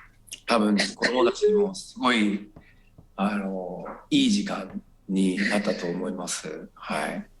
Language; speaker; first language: Japanese; non-native, fluent; Korean